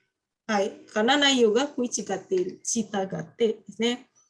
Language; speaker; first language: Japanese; non-native, fluent; Indonesian